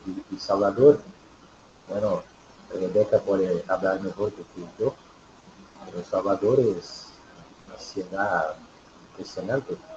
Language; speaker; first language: Spanish; non-native, learner; Portuguese